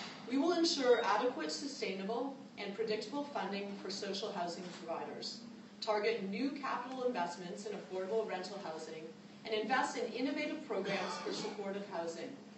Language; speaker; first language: English; native; English